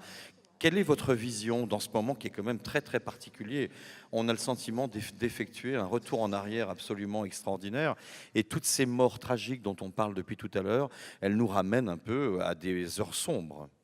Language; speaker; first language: French; native; French